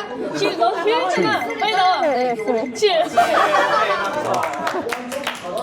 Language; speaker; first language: Korean; non-native, fluent; Mongolian